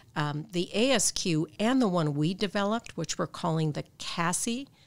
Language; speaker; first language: English; native; English